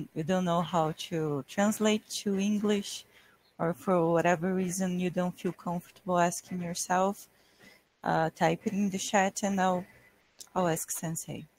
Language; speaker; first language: English; non-native, fluent; Portuguese